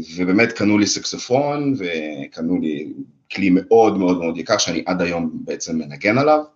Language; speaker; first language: Hebrew; early bilingual, other home language; Russian